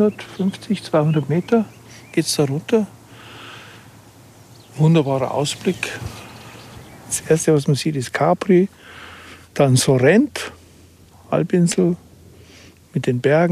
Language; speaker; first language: German; native; German